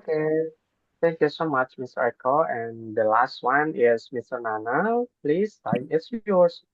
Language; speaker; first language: English; non-native, learner; Indonesian